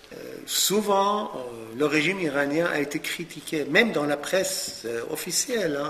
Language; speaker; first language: French; non-native, fluent; Persian